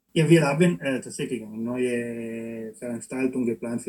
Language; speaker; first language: German; non-native, fluent; Italian